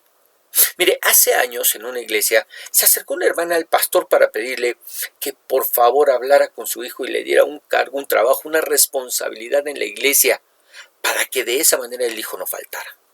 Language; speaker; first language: Spanish; native; Spanish